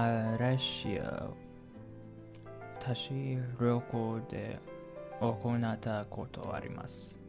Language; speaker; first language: Japanese; non-native, learner; English